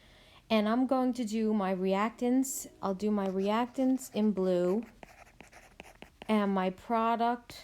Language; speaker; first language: English; native; English